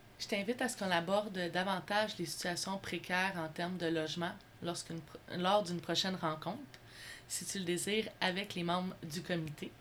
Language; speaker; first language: French; native; French